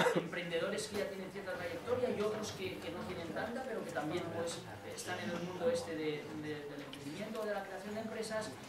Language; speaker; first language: Spanish; non-native, local second language; Catalan